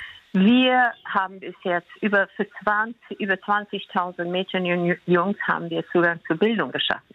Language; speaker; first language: German; non-native, fluent; Persian